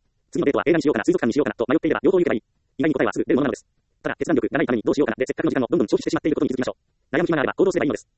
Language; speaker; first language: Japanese; native; Japanese